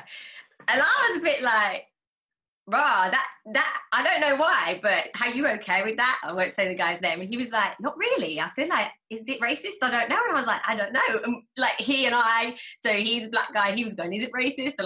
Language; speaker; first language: English; native; English